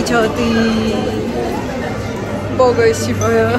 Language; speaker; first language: Korean; non-native, learner; Russian